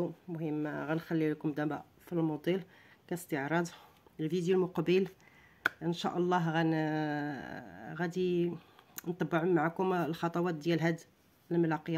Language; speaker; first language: Arabic; native; Arabic